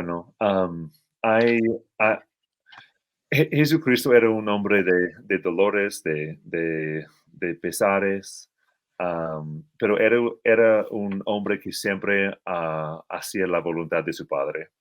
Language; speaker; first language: Spanish; non-native, fluent; English